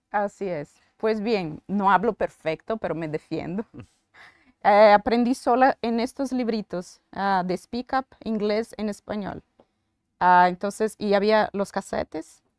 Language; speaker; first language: Spanish; non-native, fluent; Portuguese